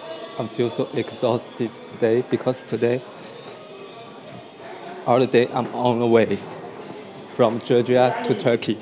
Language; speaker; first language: English; non-native, learner; Chinese